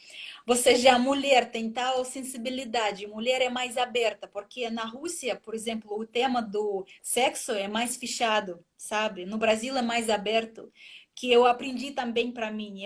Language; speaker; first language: Portuguese; non-native, fluent; Russian